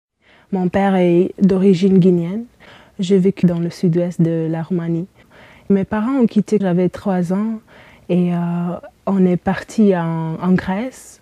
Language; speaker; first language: French; early bilingual, heritage; Romanian